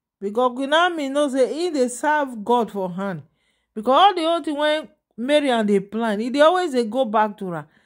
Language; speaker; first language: Nigerian Pidgin; non-native, local second language; Yoruba